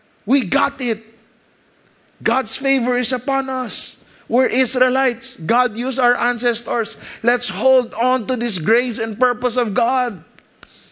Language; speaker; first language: English; non-native, local second language; Filipino